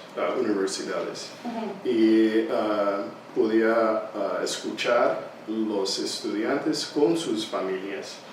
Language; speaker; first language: Spanish; early bilingual, heritage; English